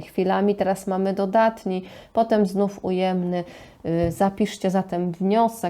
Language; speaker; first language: Polish; native; Polish